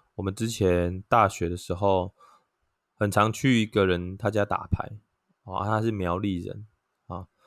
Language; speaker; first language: Chinese; non-native, local second language; Min Nan Chinese